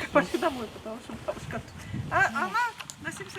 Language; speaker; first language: Russian; native; Russian